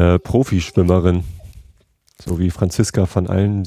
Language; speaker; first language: German; native; German